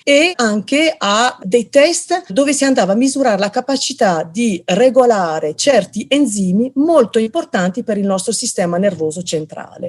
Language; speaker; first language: Italian; native; Italian